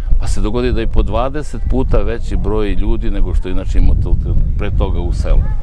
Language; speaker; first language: Serbian; non-native, local second language; Romanian